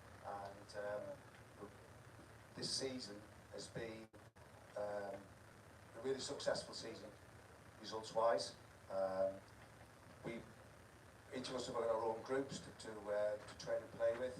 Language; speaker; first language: English; native; English